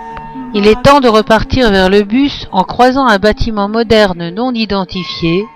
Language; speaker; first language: French; native; French